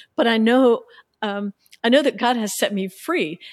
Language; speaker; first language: English; native; English